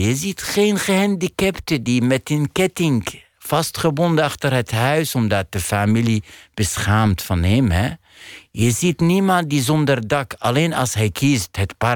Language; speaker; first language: Dutch; non-native, fluent; Arabic